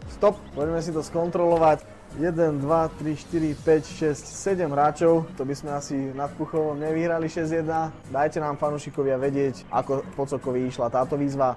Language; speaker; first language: Slovak; native; Slovak